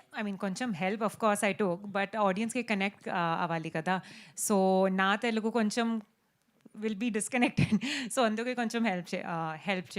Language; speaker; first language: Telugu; non-native, learner; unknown